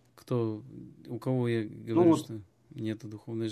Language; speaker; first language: Russian; native; Russian